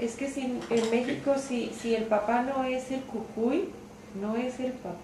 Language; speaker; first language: Spanish; native; Spanish